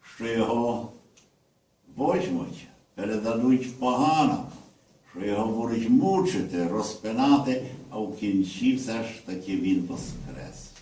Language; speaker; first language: Ukrainian; early bilingual, heritage; Ukrainian